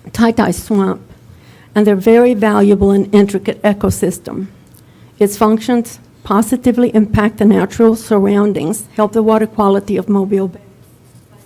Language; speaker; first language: English; non-native, fluent; Spanish